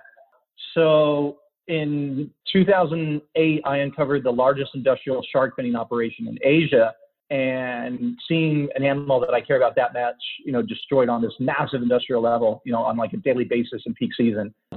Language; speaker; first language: English; native; English